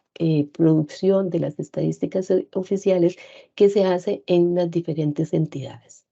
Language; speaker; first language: Spanish; native; Spanish